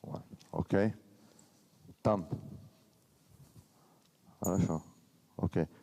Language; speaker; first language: Russian; non-native, learner; Italian